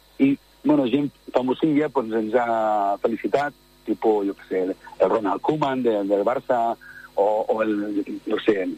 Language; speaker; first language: Catalan; native; Catalan